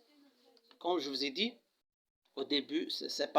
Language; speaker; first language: French; non-native, local second language; Arabic